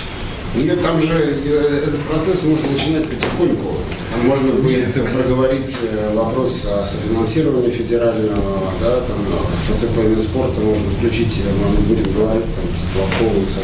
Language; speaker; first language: Russian; native; Russian